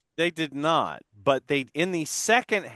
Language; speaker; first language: English; native; English